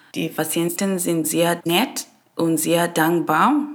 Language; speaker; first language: German; non-native, fluent; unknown